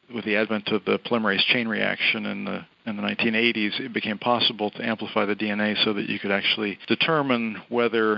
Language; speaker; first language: English; native; English